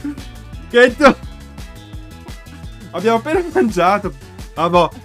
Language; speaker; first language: Italian; native; Italian